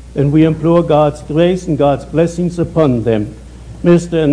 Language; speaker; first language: English; non-native, fluent; German